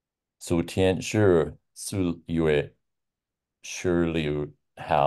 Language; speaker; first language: Chinese; non-native, learner; English